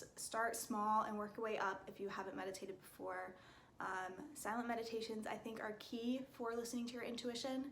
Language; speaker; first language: English; native; English